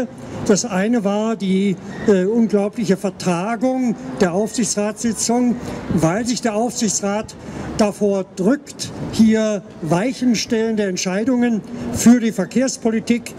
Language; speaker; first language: German; native; German